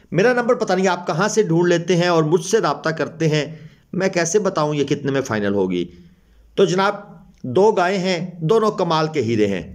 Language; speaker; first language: Urdu; non-native, local second language; Punjabi